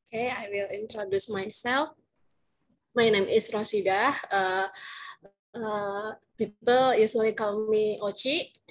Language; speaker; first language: English; non-native, learner; Indonesian